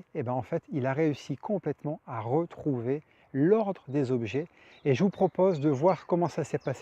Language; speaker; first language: French; native; French